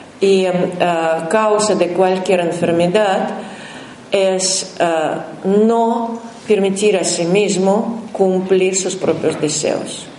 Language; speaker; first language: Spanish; non-native, learner; Russian